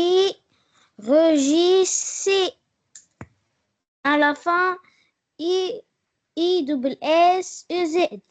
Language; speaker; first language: French; non-native, local second language; Arabic